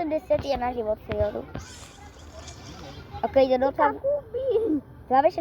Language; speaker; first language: Bulgarian; early bilingual, heritage; Bulgarian